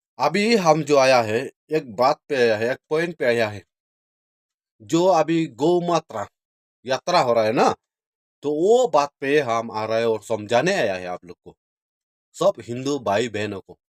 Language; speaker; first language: Hindi; non-native, local second language; Khasi